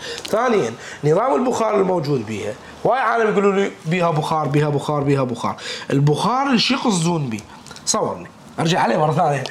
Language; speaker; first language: Arabic; native; Arabic